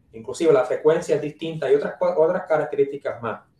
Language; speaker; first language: Spanish; native; Spanish